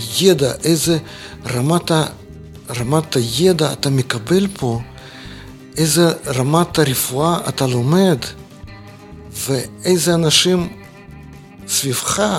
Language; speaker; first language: Hebrew; non-native, fluent; Russian